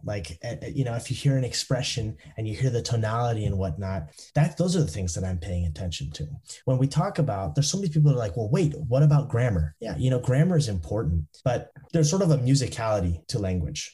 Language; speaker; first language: English; native; English